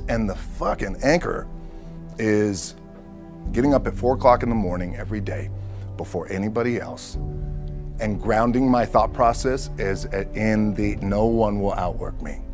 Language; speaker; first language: English; native; English